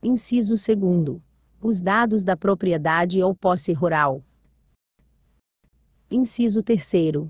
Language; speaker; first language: Portuguese; native; Portuguese